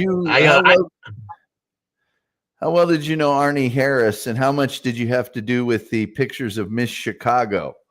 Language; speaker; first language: English; native; English